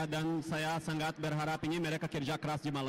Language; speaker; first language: Indonesian; non-native, fluent; Portuguese